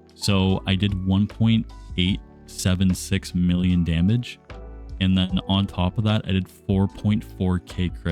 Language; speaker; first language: English; native; English